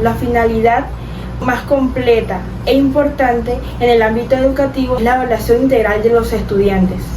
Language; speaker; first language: Spanish; native; Spanish